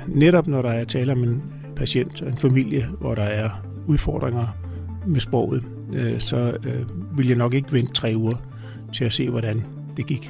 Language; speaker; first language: Danish; native; Danish